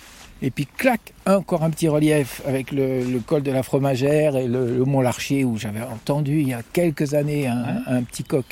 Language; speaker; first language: French; native; French